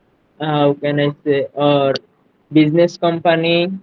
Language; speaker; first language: English; non-native, learner; Bangla